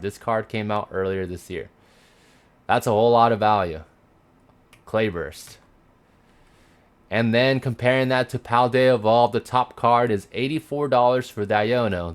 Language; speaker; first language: English; native; English